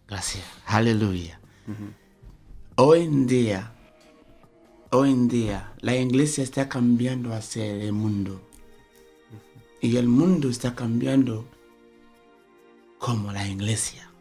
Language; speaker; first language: Spanish; non-native, fluent; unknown